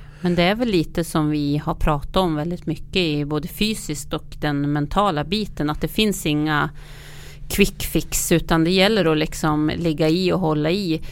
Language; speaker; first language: Swedish; native; Swedish